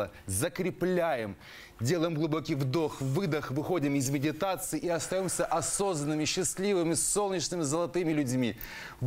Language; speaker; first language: Russian; native; Russian